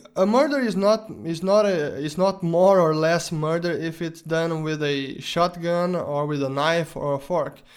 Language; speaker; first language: English; non-native, fluent; Portuguese